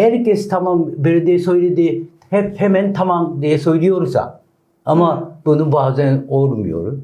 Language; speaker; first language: Turkish; non-native, learner; Japanese